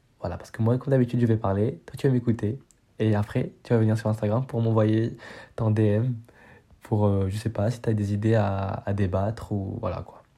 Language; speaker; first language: French; non-native, local second language; Arabic